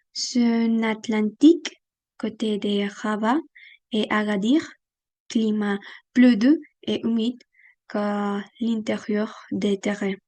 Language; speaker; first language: French; non-native, fluent; Spanish